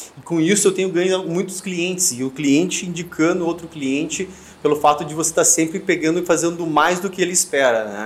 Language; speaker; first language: Portuguese; native; Portuguese